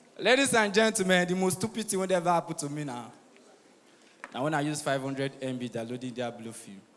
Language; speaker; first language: Nigerian Pidgin; native; Nigerian Pidgin